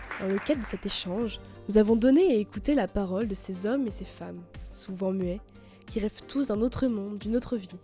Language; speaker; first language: French; native; French